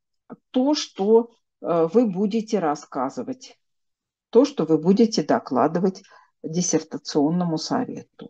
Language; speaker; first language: Russian; native; Russian